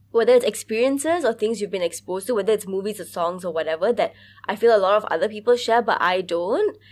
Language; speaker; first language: English; early bilingual, other home language; Hindi